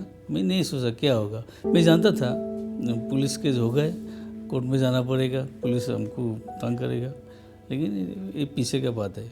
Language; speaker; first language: Hindi; non-native, local second language; Assamese